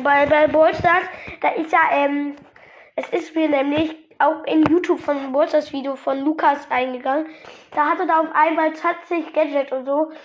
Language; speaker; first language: German; native; German